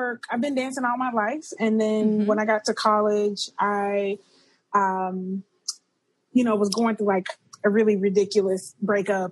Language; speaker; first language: English; native; English